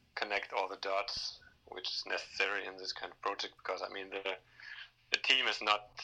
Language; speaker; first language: English; non-native, fluent; Danish